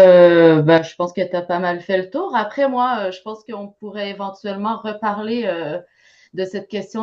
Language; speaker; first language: French; native; French